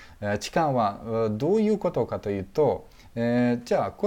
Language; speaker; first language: Japanese; non-native, fluent; Russian